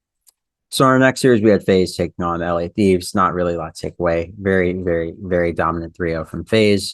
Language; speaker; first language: English; native; English